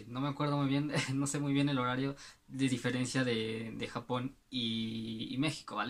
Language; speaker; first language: Spanish; native; Spanish